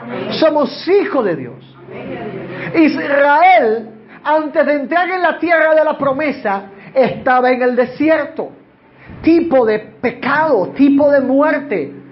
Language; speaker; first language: Spanish; native; Spanish